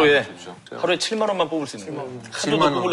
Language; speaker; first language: Korean; native; Korean